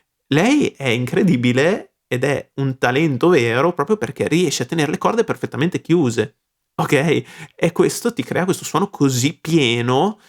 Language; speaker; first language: Italian; native; Italian